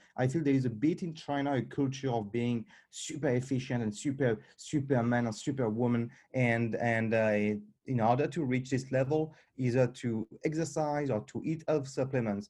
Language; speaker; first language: English; non-native, fluent; French